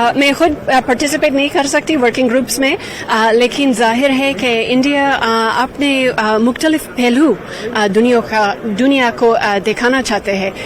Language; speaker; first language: Hindi; non-native, fluent; English